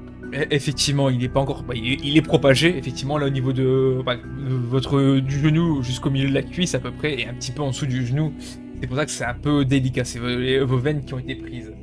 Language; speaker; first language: French; native; French